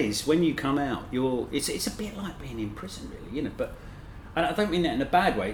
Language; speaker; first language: English; native; English